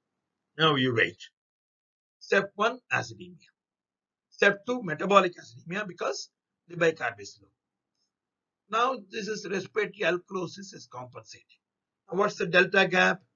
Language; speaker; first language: English; non-native, local second language; Tamil